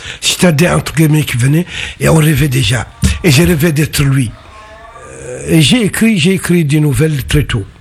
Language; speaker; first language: French; non-native, local second language; Arabic